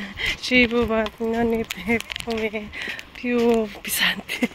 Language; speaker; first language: Italian; non-native, learner; Cebuano